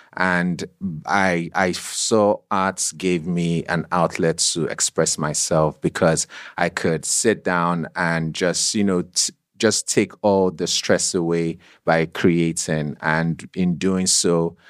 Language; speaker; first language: English; non-native, local second language; Yoruba